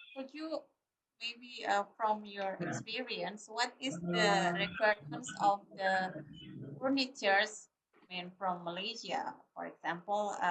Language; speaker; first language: English; non-native, learner; Indonesian